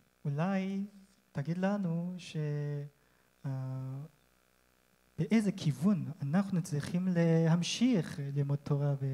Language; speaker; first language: Hebrew; non-native, learner; Korean